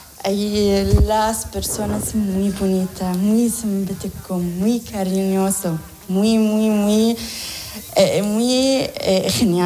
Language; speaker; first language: Spanish; non-native, learner; Arabic